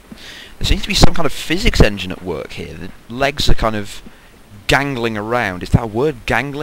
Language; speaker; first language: English; native; English